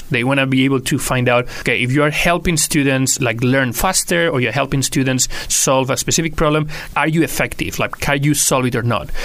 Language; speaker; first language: English; non-native, local second language; Cantonese